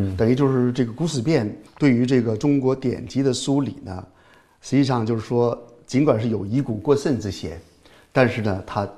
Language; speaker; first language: Chinese; native; Chinese